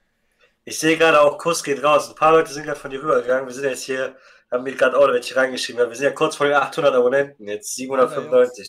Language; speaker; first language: German; native; German